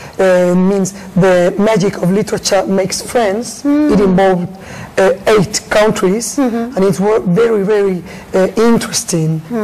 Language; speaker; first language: English; non-native, learner; Spanish